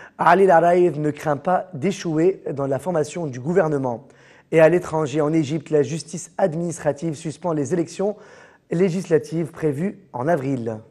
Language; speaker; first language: French; non-native, local second language; Arabic